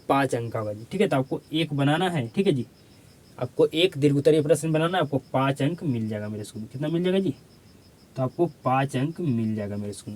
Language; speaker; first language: Hindi; native; Hindi